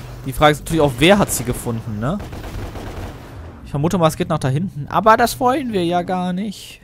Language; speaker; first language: German; native; German